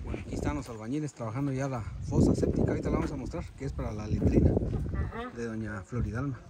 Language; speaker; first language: Spanish; native; Spanish